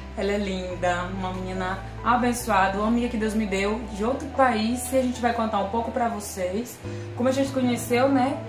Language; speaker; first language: Portuguese; native; Portuguese